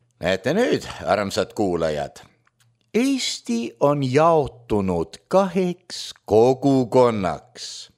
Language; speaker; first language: Estonian; native; Estonian